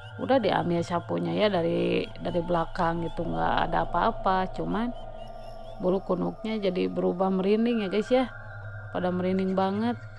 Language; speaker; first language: Indonesian; non-native, local second language; Sundanese